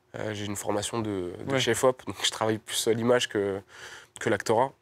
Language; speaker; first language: French; native; French